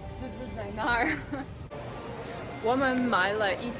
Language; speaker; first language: Chinese; non-native, learner; Russian